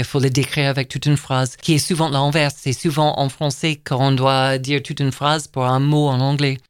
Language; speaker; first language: French; non-native, fluent; English